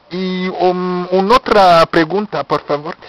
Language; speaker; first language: Spanish; non-native, learner; French